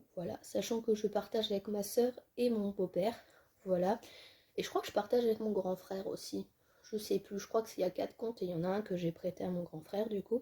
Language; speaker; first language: French; native; French